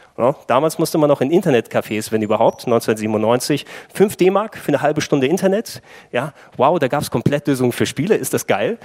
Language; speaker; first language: German; early bilingual, other home language; Greek